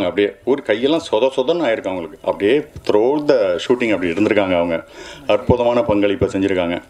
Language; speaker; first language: Tamil; native; Tamil